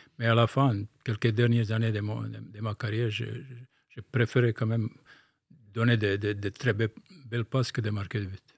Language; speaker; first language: French; non-native, fluent; Bosnian